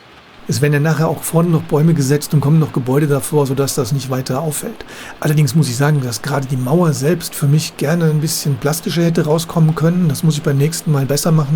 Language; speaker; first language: German; native; German